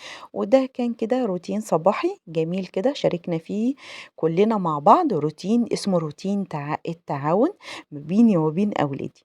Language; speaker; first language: Arabic; native; Arabic